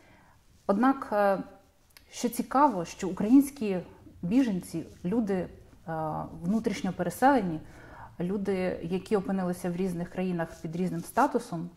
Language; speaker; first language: Ukrainian; native; Ukrainian